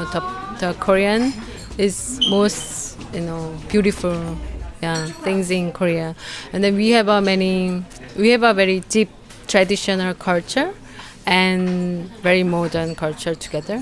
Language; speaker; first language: English; non-native, learner; Korean